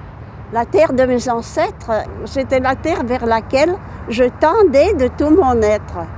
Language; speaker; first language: French; early bilingual, other home language; Russian